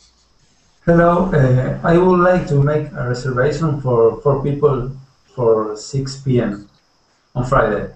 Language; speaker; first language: English; non-native, learner; Spanish